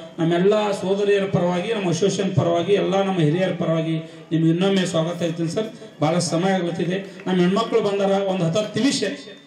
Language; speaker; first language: Kannada; native; Kannada